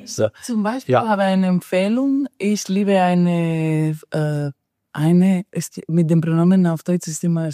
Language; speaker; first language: German; non-native, fluent; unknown